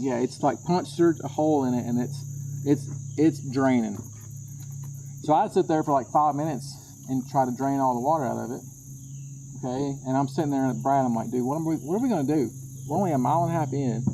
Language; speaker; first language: English; native; English